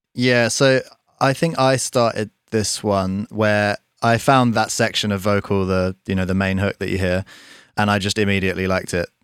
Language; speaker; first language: English; native; English